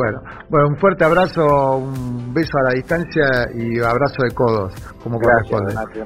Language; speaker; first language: Spanish; native; Spanish